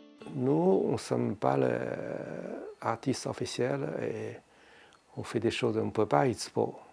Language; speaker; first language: French; non-native, learner; Chinese